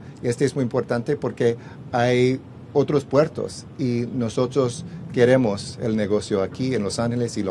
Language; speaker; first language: Spanish; early bilingual, heritage; English